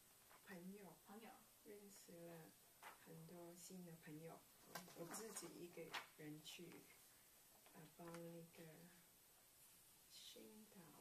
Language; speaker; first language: Chinese; early bilingual, heritage; Chinese